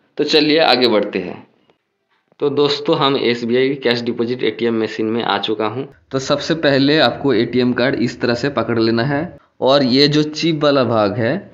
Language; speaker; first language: Hindi; non-native, local second language; Bangla